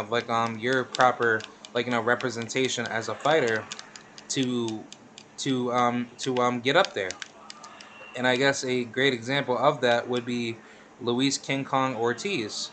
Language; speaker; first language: English; native; English